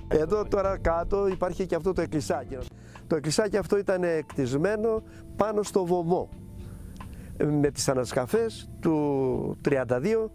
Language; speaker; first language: Greek; native; Greek